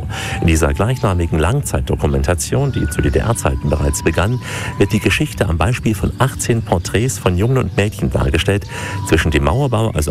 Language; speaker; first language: German; native; German